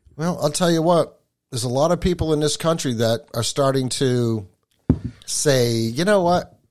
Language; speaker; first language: English; native; English